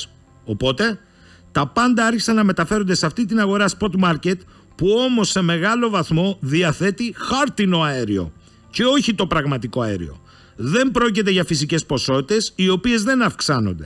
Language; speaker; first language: Greek; native; Greek